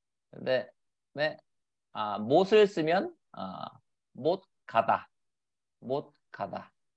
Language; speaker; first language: Korean; native; Korean